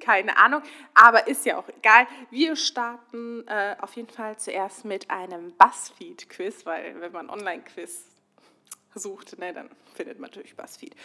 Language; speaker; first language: German; native; German